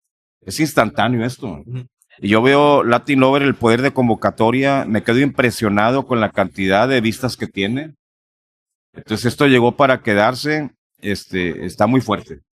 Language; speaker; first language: Spanish; native; Spanish